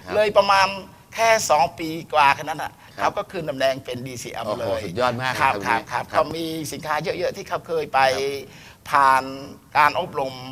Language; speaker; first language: Thai; non-native, fluent; Khmer